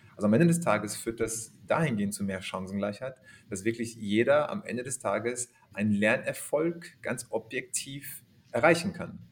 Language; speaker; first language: German; native; German